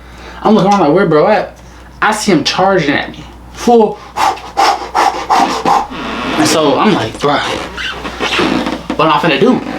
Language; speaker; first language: English; native; English